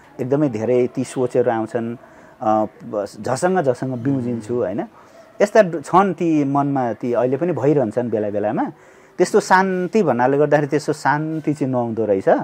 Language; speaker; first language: Nepali; native; Nepali